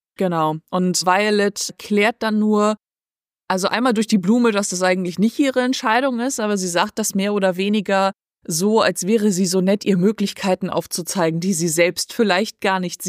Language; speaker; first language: German; native; German